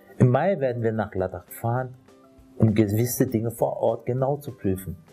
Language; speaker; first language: German; early bilingual, other home language; Swiss German